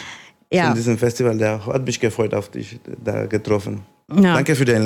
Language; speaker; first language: German; non-native, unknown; Spanish